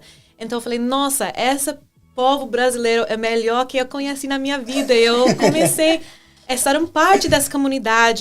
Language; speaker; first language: Portuguese; non-native, fluent; English